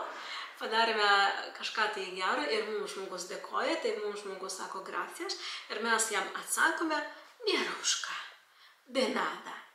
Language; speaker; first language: Lithuanian; non-native, local second language; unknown